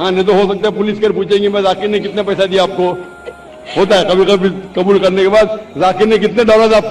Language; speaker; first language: Hindi; non-native, local second language; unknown